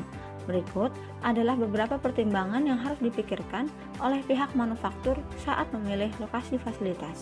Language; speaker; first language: Indonesian; native; Indonesian